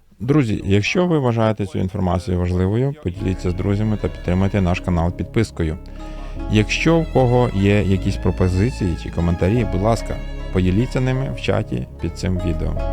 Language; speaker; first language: Ukrainian; native; Ukrainian